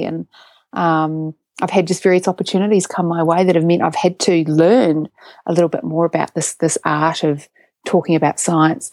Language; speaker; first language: English; native; English